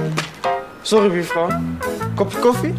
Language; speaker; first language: Dutch; early bilingual, other home language; Cantonese